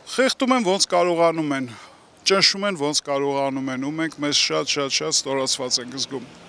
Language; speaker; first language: Armenian; native; Armenian